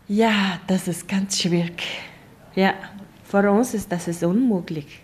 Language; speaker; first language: German; non-native, learner; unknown